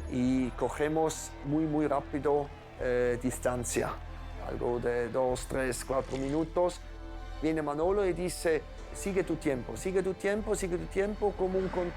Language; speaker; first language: Spanish; non-native, fluent; German